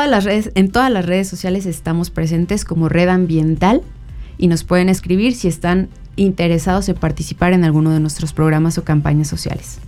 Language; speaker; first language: Spanish; native; Spanish